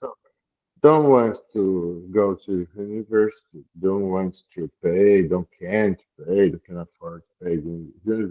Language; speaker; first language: English; non-native, learner; Portuguese